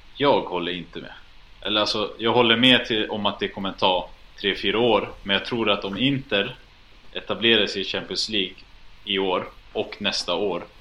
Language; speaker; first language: Swedish; early bilingual, other home language; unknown